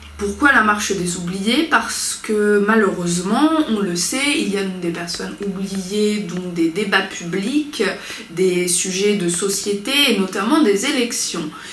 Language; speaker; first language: French; native; French